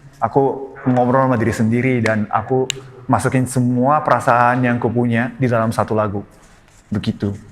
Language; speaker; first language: Indonesian; non-native, fluent; Japanese